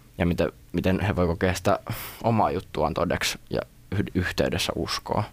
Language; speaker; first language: Finnish; native; Finnish